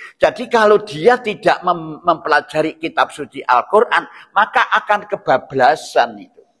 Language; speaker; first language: Indonesian; non-native, local second language; Javanese